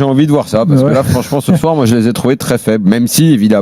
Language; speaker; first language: French; native; French